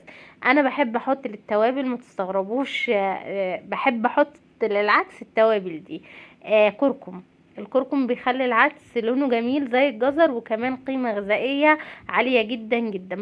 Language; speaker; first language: Arabic; native; Arabic